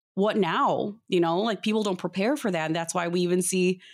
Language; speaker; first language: English; early bilingual, other home language; Filipino